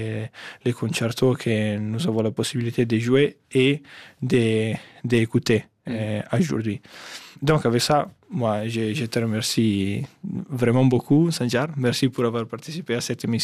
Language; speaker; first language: French; non-native, learner; Italian